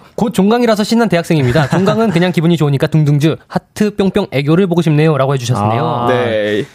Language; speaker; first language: Korean; native; Korean